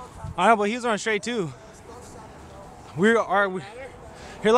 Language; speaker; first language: English; native; English